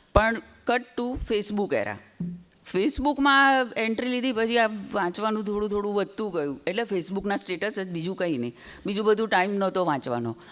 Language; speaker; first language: Gujarati; native; Gujarati